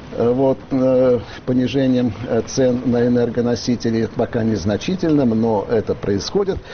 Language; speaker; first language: Russian; native; Russian